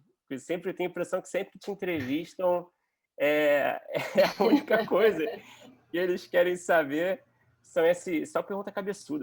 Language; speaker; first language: Portuguese; native; Portuguese